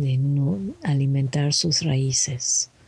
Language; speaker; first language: Spanish; non-native, learner; English